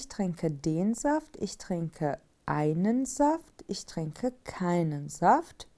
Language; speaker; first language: German; non-native, fluent; Turkish